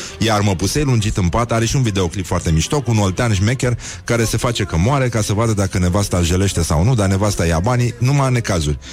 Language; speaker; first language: Romanian; native; Romanian